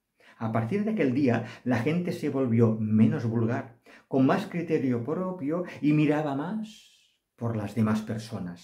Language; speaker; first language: Spanish; non-native, local second language; Catalan